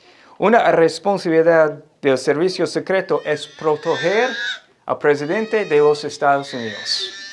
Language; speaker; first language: Spanish; non-native, fluent; English